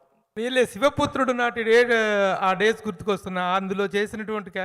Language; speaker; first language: Telugu; native; Telugu